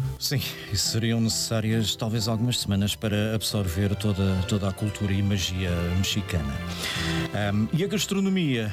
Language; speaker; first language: Portuguese; native; Portuguese